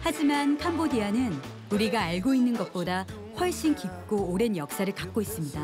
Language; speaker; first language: Korean; native; Korean